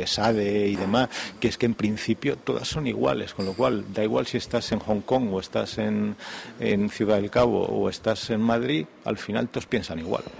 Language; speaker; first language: Spanish; native; Spanish